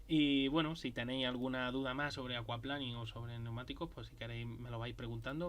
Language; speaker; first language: Spanish; native; Spanish